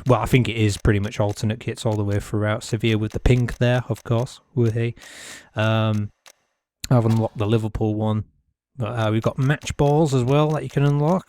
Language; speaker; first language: English; native; English